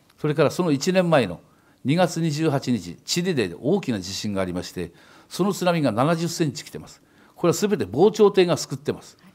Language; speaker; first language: Japanese; native; Japanese